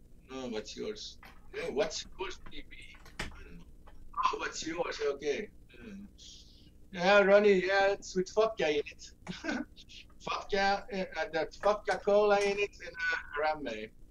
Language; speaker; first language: English; non-native, fluent; Dutch